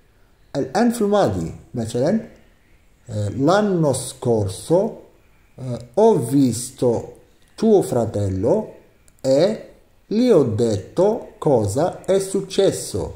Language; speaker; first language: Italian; non-native, fluent; Arabic